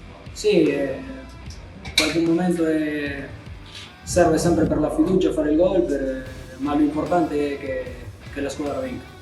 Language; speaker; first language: Italian; non-native, learner; Spanish